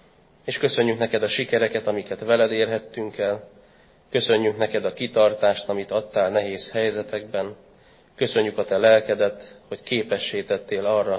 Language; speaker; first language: Hungarian; native; Hungarian